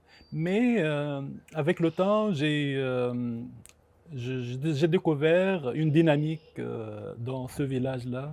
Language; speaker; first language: French; non-native, local second language; Arabic